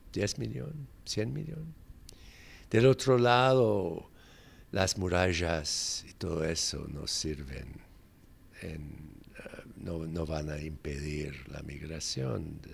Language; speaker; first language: Spanish; non-native, fluent; English